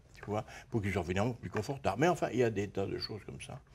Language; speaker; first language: French; native; French